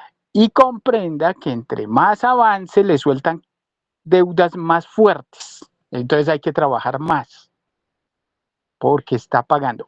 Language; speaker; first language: Spanish; native; Spanish